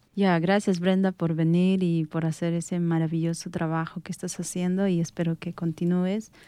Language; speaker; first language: Spanish; non-native, local second language; Quechua